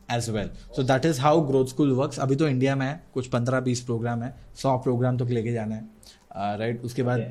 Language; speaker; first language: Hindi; non-native, local second language; Odia